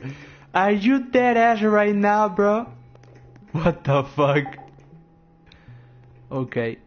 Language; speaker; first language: English; non-native, learner; Romanian